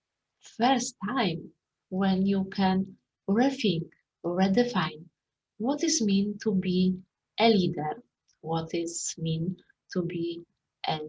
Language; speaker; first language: English; non-native, fluent; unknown